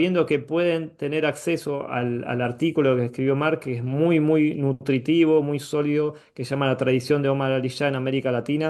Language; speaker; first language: Spanish; native; Spanish